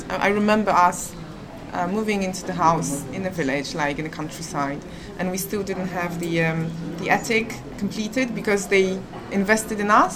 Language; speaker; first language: English; non-native, fluent; Polish